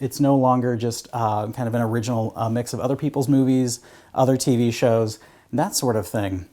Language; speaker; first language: English; native; English